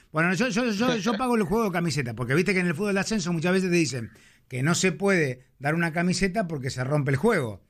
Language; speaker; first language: Spanish; native; Spanish